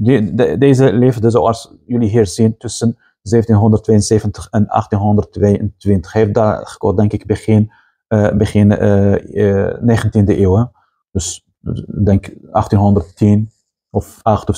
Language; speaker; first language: Dutch; non-native, fluent; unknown